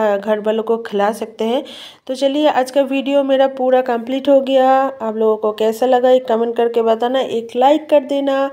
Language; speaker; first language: Hindi; non-native, local second language; Bangla